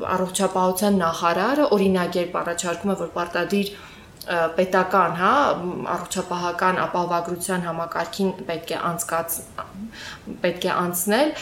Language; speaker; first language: Armenian; native; Armenian